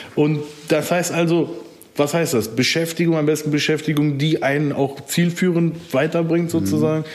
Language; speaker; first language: German; early bilingual, other home language; Turkish